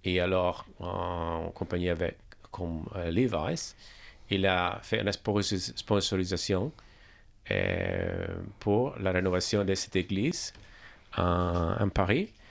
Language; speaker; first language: French; non-native, learner; English